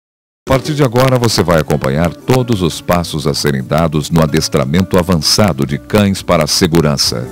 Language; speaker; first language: Portuguese; native; Portuguese